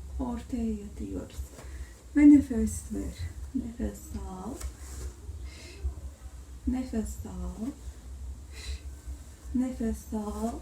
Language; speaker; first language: Turkish; non-native, learner; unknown